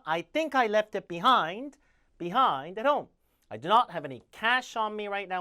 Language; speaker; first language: English; non-native, fluent; Korean